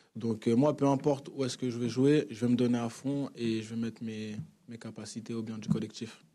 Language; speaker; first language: French; native; French